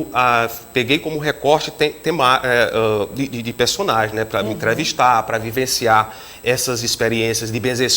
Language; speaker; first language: Portuguese; native; Portuguese